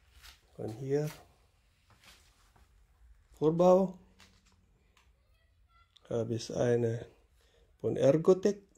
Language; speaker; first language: German; non-native, learner; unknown